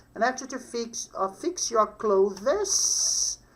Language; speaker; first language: English; non-native, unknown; Portuguese